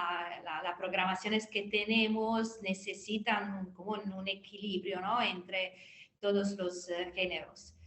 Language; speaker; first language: Spanish; non-native, fluent; Italian